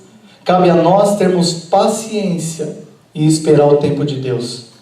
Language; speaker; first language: Portuguese; native; Portuguese